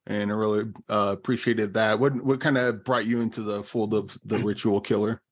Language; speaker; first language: English; native; English